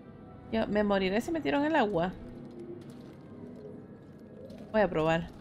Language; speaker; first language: Spanish; early bilingual, heritage; Spanish